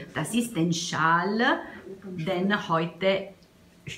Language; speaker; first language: German; non-native, learner; Italian